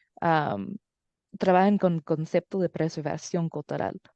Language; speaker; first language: Spanish; early bilingual, heritage; English